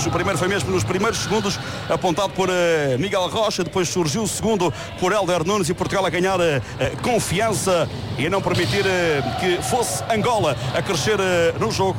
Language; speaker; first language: Portuguese; native; Portuguese